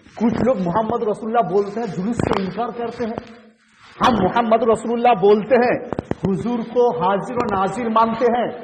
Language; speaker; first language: Urdu; non-native, local second language; Bangla